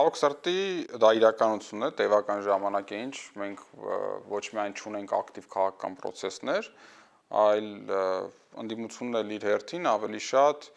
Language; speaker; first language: Armenian; native; Armenian